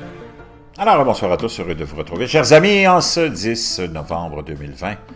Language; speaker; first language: French; native; French